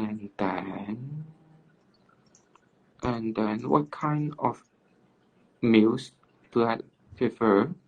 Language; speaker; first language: English; non-native, learner; Cantonese